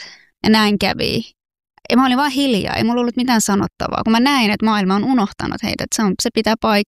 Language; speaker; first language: Finnish; early bilingual, other home language; Persian